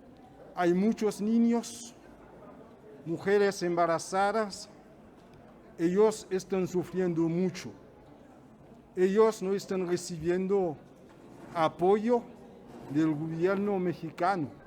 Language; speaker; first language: Spanish; non-native, fluent; Haitian Creole